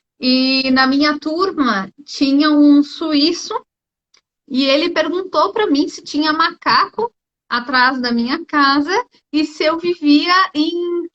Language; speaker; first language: Portuguese; native; Portuguese